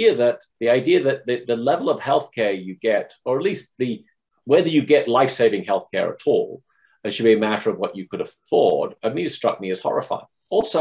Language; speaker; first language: English; native; English